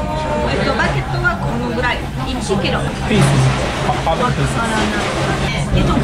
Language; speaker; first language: Japanese; non-native, learner; French